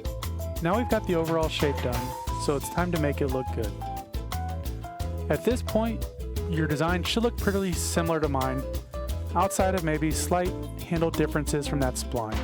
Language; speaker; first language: English; native; English